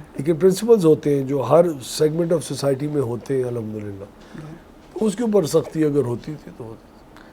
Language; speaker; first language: Urdu; native; Urdu